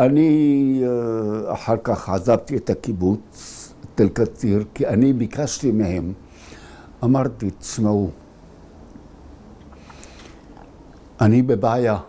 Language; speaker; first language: Hebrew; early bilingual, other home language; Arabic